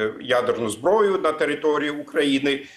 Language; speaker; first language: Ukrainian; non-native, fluent; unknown